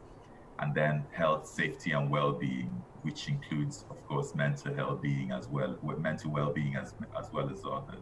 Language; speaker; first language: English; non-native, local second language; Igbo